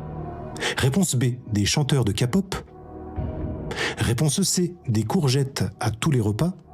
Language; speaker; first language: French; native; French